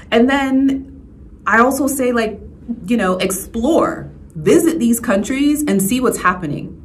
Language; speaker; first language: English; native; English